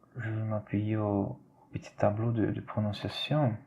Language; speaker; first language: French; non-native, fluent; Portuguese